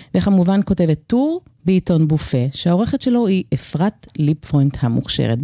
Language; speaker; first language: Hebrew; native; Hebrew